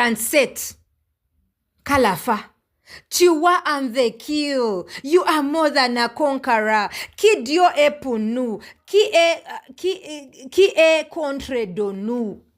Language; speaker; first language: French; non-native, learner; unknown